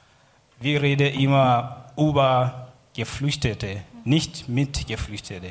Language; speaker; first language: German; non-native, learner; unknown